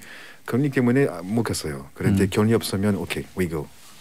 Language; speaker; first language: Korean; non-native, learner; French